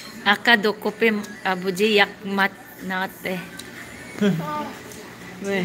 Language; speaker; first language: Korean; early bilingual, heritage; Korean